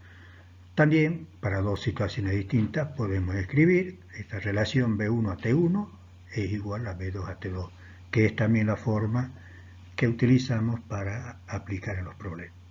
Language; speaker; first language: Spanish; native; Spanish